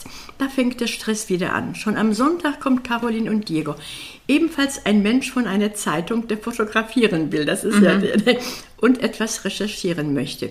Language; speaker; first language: German; native; German